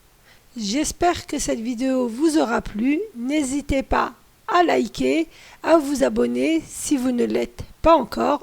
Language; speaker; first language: French; native; French